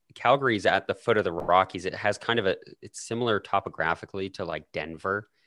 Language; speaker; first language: English; native; English